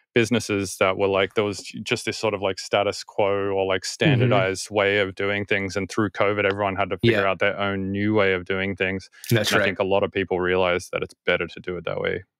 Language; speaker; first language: English; native; English